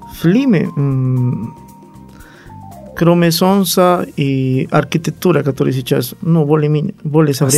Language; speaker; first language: Russian; non-native, learner; Spanish